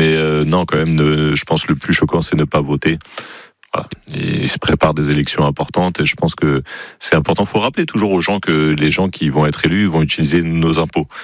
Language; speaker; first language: French; native; French